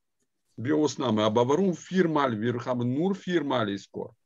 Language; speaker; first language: German; non-native, learner; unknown